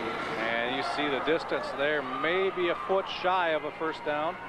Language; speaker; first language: English; native; English